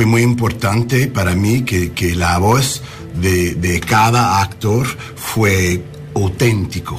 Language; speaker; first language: Spanish; non-native, learner; English